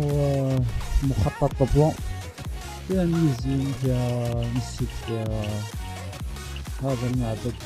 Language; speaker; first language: Arabic; native; Arabic